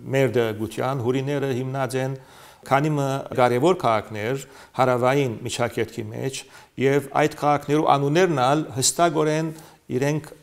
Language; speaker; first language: Armenian; early bilingual, heritage; Armenian